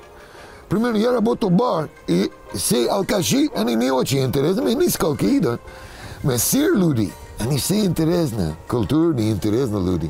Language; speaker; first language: Russian; non-native, learner; English